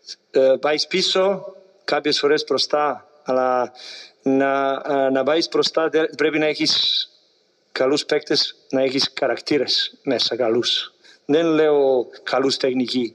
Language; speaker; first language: Greek; non-native, learner; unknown